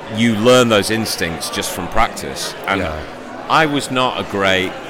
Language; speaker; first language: English; native; English